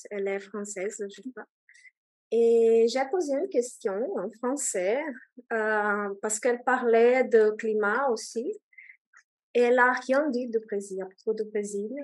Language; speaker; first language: French; non-native, fluent; Portuguese